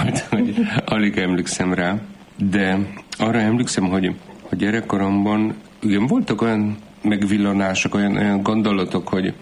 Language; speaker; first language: Hungarian; non-native, fluent; Polish